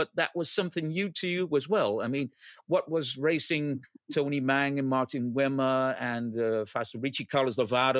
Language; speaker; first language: English; non-native, fluent; Dutch